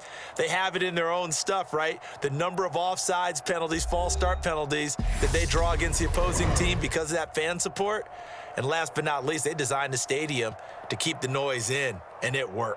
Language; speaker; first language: English; native; English